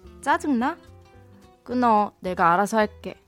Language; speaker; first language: Korean; native; Korean